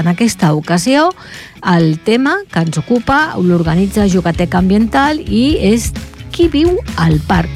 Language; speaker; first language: Catalan; native; Catalan